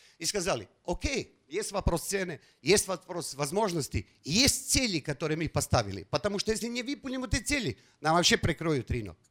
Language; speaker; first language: Russian; non-native, fluent; Slovenian